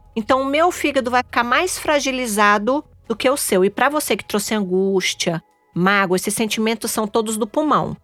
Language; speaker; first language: Portuguese; native; Portuguese